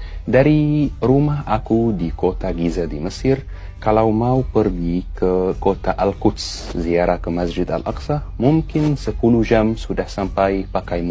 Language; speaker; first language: Indonesian; non-native, fluent; Arabic